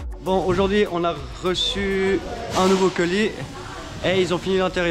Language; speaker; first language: French; native; French